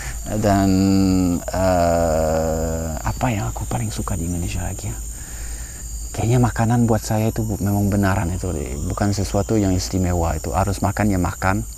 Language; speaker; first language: Indonesian; non-native, fluent; French